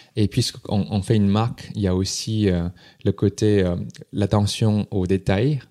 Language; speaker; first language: French; non-native, fluent; Chinese